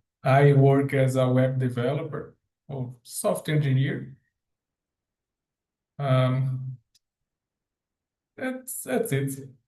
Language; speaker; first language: English; non-native, learner; Portuguese